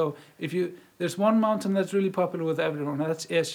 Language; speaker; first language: English; non-native, fluent; Icelandic